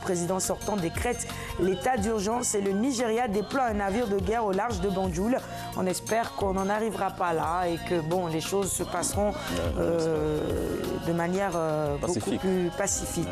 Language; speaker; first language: French; non-native, local second language; Wolof